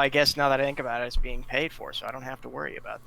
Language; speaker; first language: English; native; English